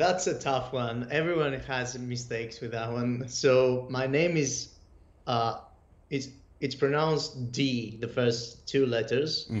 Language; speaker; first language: English; non-native, fluent; Greek